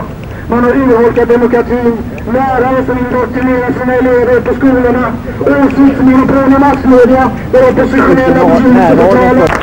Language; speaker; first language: Swedish; native; Swedish